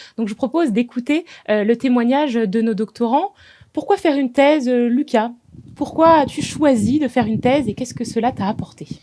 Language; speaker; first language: French; native; French